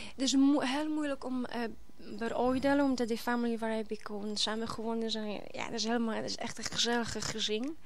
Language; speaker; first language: Dutch; non-native, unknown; Polish